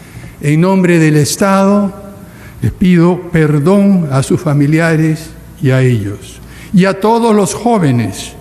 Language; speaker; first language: Spanish; native; Spanish